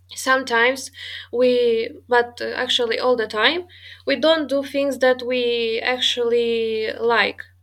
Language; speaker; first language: English; non-native, fluent; Romanian